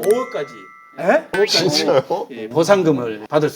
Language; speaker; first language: Korean; native; Korean